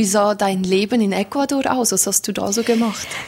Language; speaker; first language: German; native; German